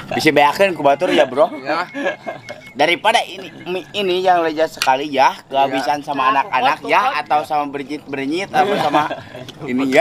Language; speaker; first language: Indonesian; non-native, local second language; Sundanese